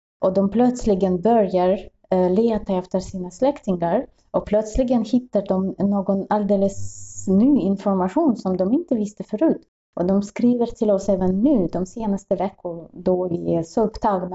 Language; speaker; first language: Swedish; non-native, fluent; Russian